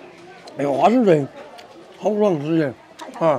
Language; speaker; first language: Chinese; native; Chinese